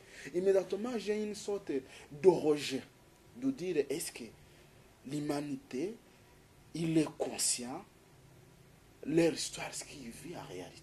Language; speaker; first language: French; non-native, fluent; Kinyarwanda